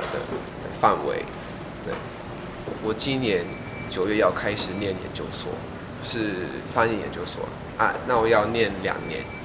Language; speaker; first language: Chinese; non-native, fluent; English